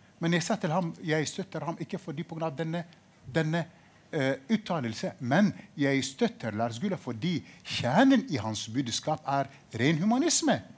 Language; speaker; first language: Norwegian; non-native, fluent; Arabic